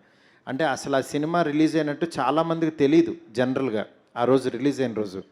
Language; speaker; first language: Telugu; native; Telugu